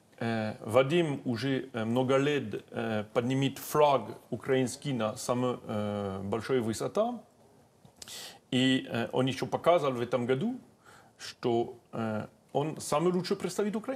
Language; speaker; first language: Russian; non-native, learner; French